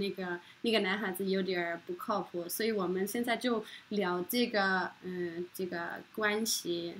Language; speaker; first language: Chinese; non-native, fluent; Norwegian